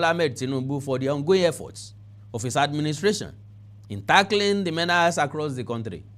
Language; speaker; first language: English; non-native, local second language; Yoruba